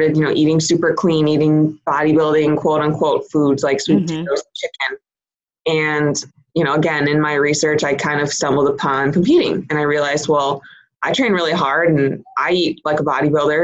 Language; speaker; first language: English; native; English